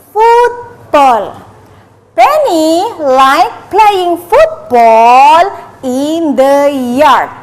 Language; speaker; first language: English; non-native, learner; Indonesian